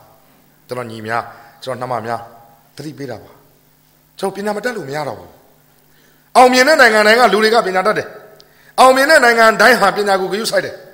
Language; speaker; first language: Burmese; native; Burmese